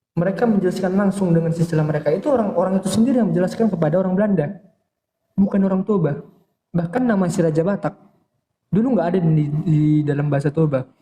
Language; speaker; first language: Indonesian; native; Indonesian